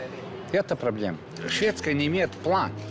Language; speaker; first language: Russian; non-native, learner; Serbian